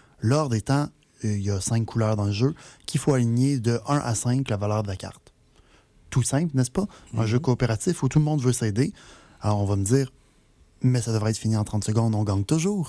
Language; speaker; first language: French; native; French